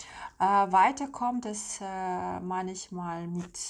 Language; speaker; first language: German; non-native, fluent; Russian